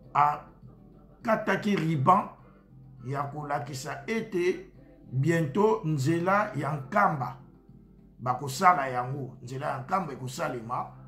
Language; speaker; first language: Lingala; non-native, local second language; Kongo